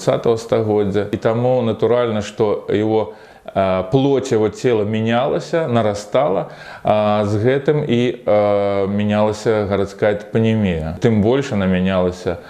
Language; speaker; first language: Belarusian; non-native, local second language; Russian